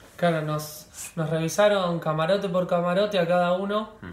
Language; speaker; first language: Spanish; native; Spanish